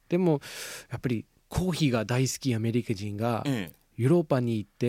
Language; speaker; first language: Japanese; non-native, fluent; English